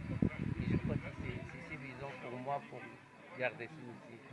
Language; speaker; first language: French; non-native, learner; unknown